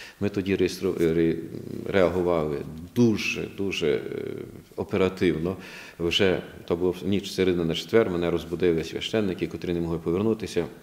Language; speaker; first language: Ukrainian; native; Ukrainian